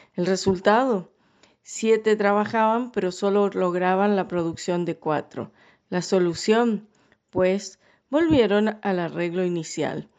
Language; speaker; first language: Spanish; non-native, fluent; English